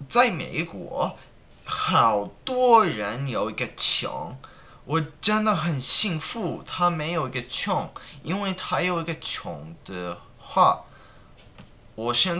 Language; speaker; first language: Chinese; non-native, learner; English